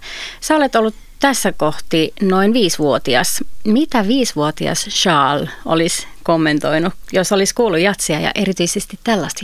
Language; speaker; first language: Finnish; native; Finnish